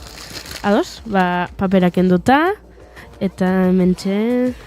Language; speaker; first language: Basque; native; Basque